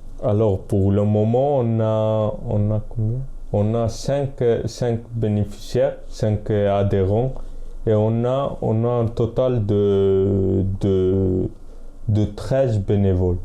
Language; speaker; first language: French; non-native, fluent; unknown